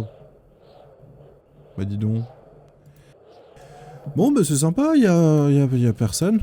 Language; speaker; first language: French; native; French